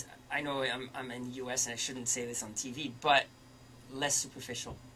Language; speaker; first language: English; early bilingual, other home language; French